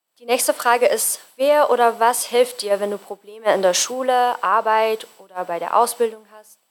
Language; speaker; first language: German; native; German